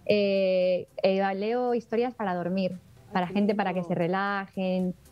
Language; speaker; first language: Spanish; native; Spanish